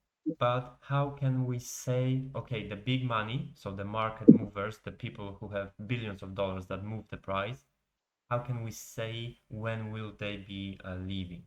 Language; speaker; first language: English; non-native, fluent; Polish